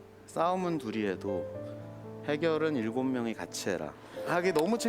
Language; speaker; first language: Korean; native; Korean